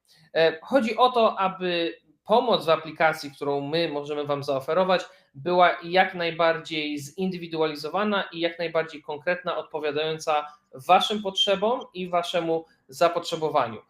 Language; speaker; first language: Polish; native; Polish